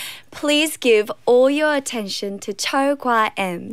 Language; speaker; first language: English; early bilingual, other home language; Korean